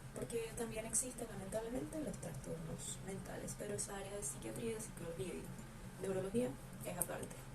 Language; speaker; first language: Spanish; native; Spanish